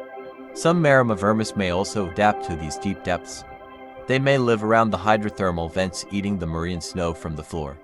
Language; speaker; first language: English; native; English